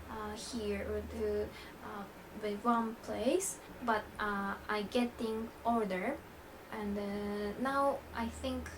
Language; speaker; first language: English; non-native, learner; Japanese